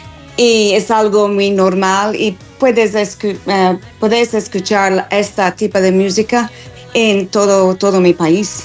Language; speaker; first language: Spanish; non-native, learner; English